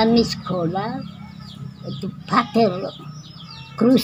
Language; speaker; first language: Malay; non-native, local second language; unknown